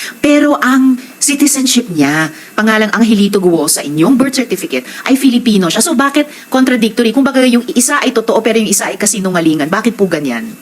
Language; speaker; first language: Filipino; native; Filipino